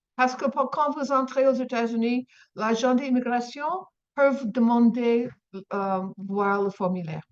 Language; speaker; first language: French; non-native, learner; English